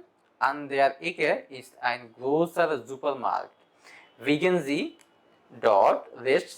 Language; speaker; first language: German; non-native, fluent; Bangla